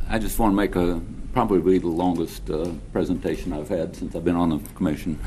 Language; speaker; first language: English; native; English